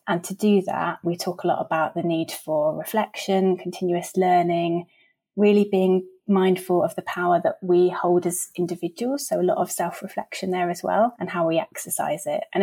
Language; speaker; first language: English; native; English